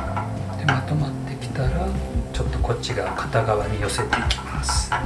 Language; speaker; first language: Japanese; native; Japanese